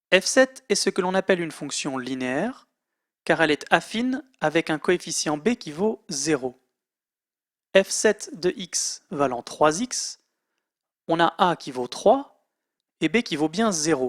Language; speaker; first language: French; native; French